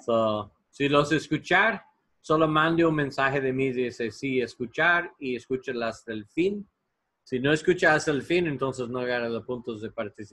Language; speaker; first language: Spanish; non-native, learner; English